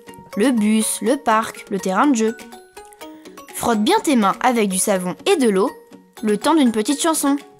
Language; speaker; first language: French; native; French